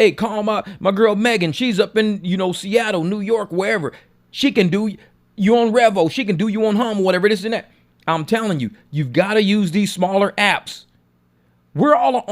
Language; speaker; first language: English; native; English